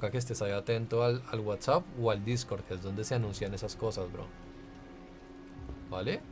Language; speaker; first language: Spanish; native; Spanish